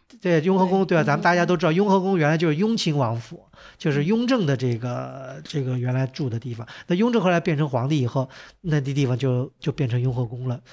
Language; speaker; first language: Chinese; native; Chinese